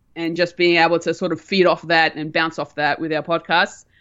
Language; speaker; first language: English; native; English